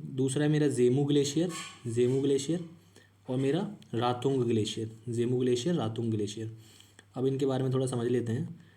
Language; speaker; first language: Hindi; native; Hindi